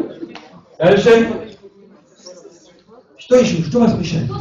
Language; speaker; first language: Russian; non-native, learner; German